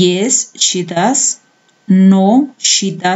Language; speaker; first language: English; non-native, fluent; Spanish